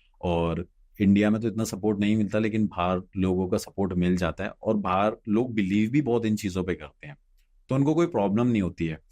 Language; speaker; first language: Hindi; native; Hindi